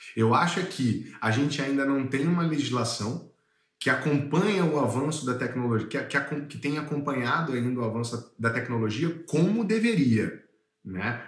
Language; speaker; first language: Portuguese; native; Portuguese